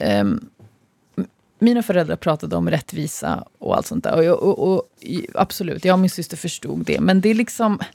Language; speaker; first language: Swedish; early bilingual, other home language; Arabic